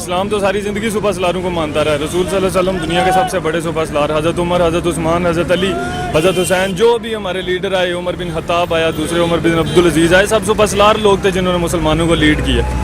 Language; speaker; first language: Urdu; non-native, local second language; Pahari-Potwari